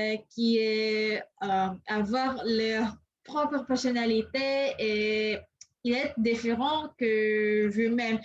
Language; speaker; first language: French; non-native, learner; English